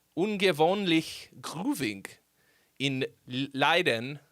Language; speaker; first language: German; non-native, learner; English